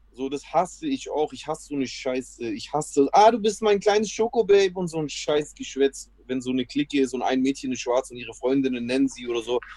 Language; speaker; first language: German; early bilingual, other home language; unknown